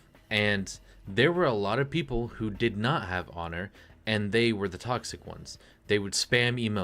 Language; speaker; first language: English; native; English